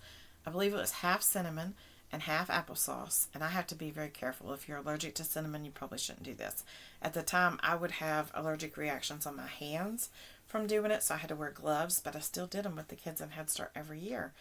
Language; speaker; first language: English; native; English